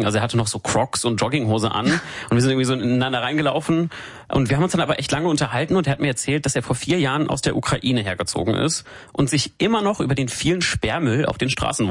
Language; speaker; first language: German; native; German